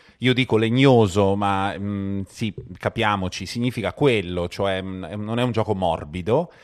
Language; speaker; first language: Italian; native; Italian